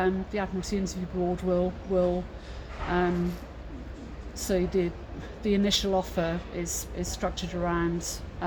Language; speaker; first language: English; native; English